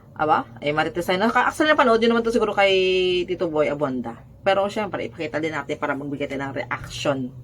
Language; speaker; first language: Filipino; native; Filipino